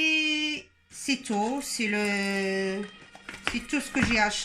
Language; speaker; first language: French; non-native, local second language; Arabic